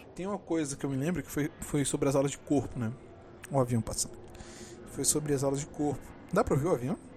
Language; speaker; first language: Portuguese; native; Portuguese